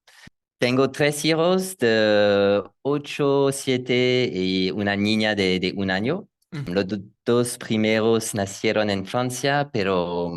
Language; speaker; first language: Spanish; non-native, learner; French